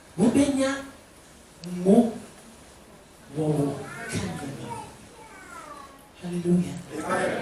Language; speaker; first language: French; non-native, fluent; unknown